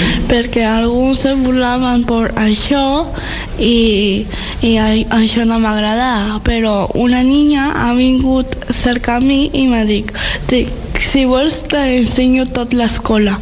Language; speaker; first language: Catalan; early bilingual, other home language; Spanish